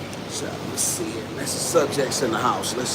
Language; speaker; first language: English; native; English